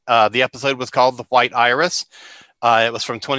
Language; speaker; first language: English; native; English